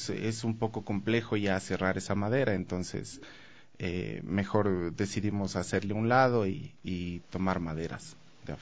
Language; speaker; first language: Spanish; native; Spanish